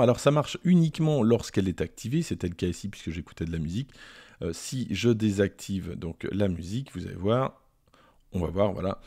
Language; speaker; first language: French; native; French